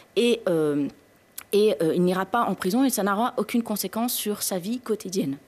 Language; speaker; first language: French; native; French